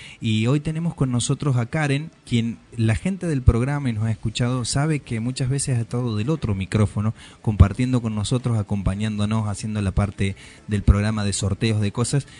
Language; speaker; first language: Spanish; native; Spanish